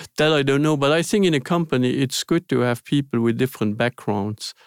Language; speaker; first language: English; non-native, fluent; Luxembourgish